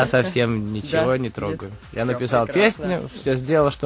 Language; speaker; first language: Russian; early bilingual, heritage; Russian